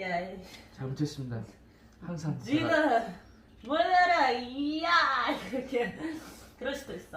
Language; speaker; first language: Korean; non-native, learner; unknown